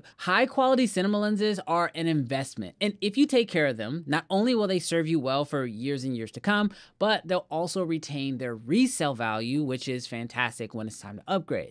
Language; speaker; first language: English; native; English